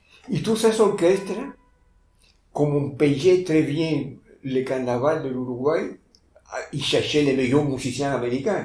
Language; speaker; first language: French; non-native, fluent; Spanish